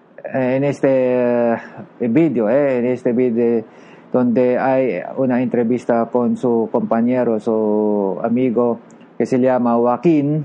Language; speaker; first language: Spanish; non-native, learner; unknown